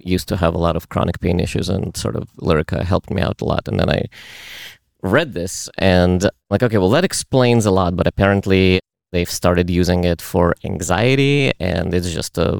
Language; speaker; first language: English; early bilingual, other home language; Russian